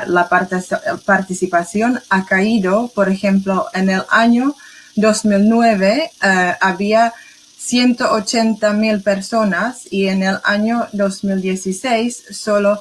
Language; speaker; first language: Spanish; non-native, fluent; English